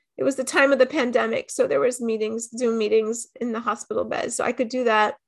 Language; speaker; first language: English; native; English